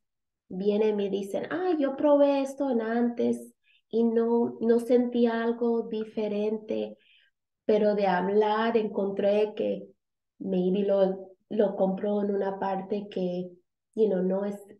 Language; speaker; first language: Spanish; early bilingual, heritage; Spanish